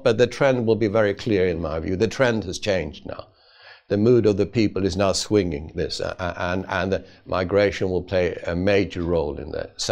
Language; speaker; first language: English; non-native, fluent; Swedish